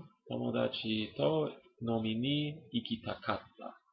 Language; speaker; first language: Japanese; non-native, learner; English